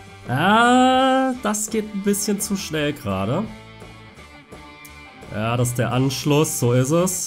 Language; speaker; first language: German; native; German